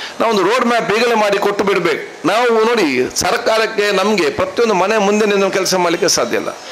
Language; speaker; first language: Kannada; non-native, local second language; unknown